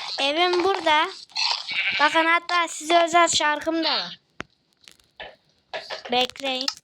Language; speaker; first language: Turkish; native; Turkish